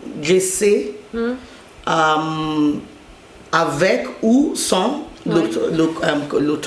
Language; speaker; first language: French; non-native, learner; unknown